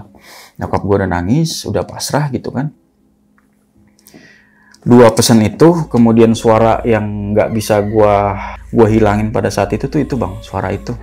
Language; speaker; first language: Indonesian; native; Indonesian